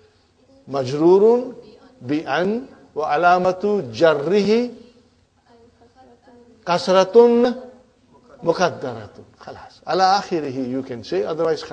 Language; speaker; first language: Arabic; non-native, fluent; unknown